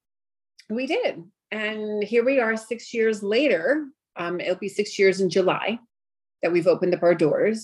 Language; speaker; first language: English; early bilingual, other home language; Greek